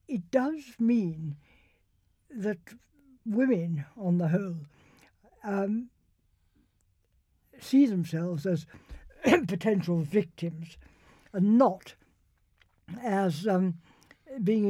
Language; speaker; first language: English; native; English